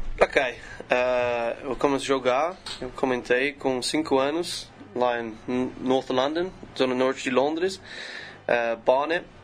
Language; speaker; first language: Portuguese; non-native, learner; English